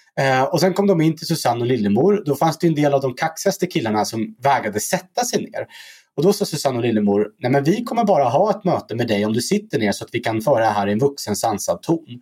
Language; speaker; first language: Swedish; early bilingual, other home language; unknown